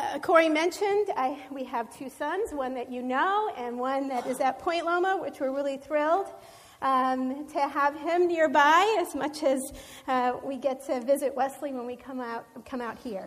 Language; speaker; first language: English; native; English